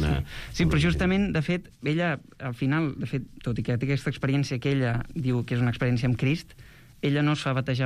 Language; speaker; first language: Catalan; native; Catalan